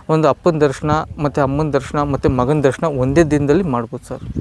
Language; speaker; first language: Kannada; native; Kannada